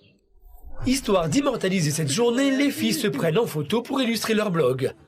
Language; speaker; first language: French; native; French